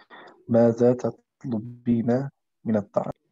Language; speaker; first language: Arabic; non-native, learner; German